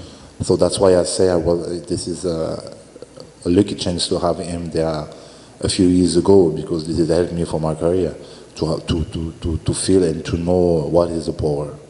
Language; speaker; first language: English; non-native, learner; French